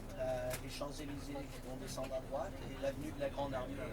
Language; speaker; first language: French; native; French